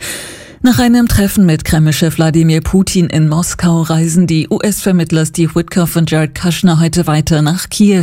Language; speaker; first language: German; native; German